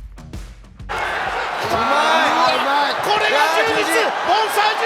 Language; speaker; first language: Japanese; native; Japanese